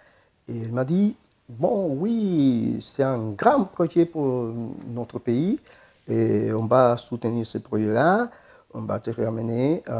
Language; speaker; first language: French; non-native, fluent; Spanish